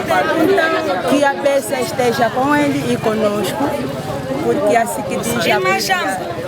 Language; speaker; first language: Portuguese; non-native, local second language; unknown